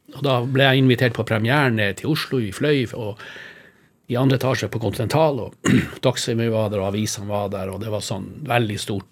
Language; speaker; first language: Norwegian; native; Norwegian